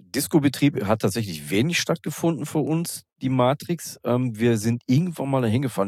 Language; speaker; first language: German; native; German